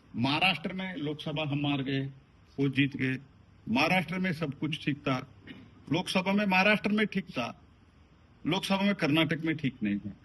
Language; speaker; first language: Hindi; non-native, local second language; Kannada